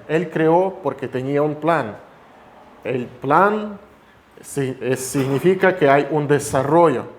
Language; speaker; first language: Spanish; non-native, fluent; Russian